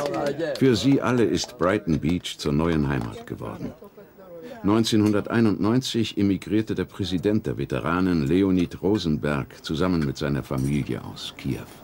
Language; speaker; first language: German; native; German